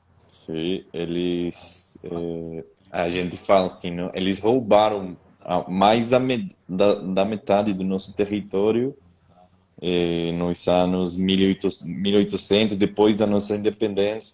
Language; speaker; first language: Portuguese; non-native, fluent; Spanish